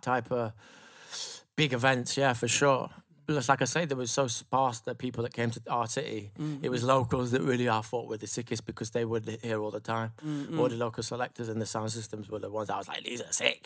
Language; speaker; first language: English; native; English